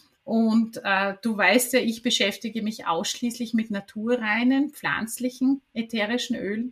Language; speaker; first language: German; native; German